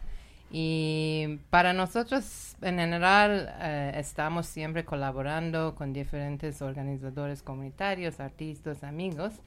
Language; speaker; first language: Spanish; non-native, learner; Persian